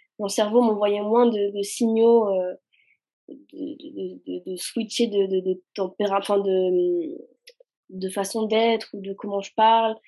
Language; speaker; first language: French; early bilingual, other home language; Arabic